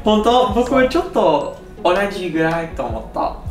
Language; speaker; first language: Japanese; non-native, learner; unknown